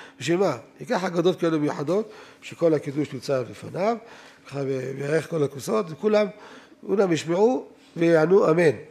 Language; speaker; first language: Hebrew; native; Hebrew